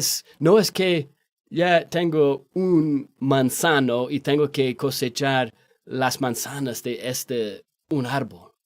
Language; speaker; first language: Spanish; non-native, fluent; English